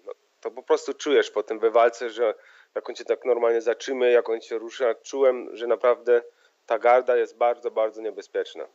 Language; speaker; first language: Polish; early bilingual, heritage; Polish